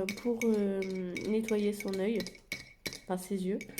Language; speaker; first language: French; native; French